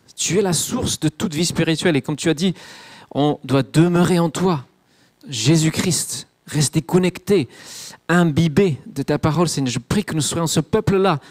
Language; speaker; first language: French; non-native, fluent; English